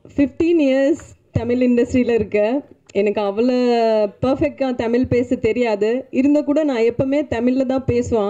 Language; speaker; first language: Tamil; non-native, fluent; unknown